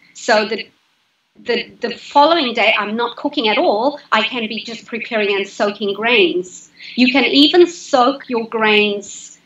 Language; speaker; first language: English; native; English